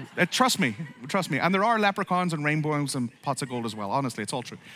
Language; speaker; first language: English; native; English